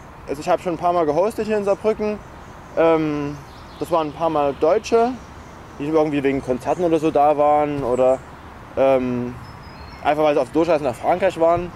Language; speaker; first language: German; native; German